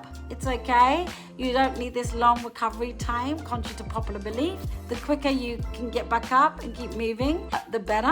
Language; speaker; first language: English; native; English